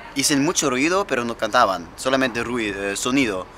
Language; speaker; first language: Spanish; non-native, learner; German